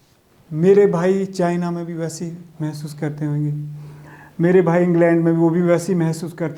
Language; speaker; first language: Hindi; native; Hindi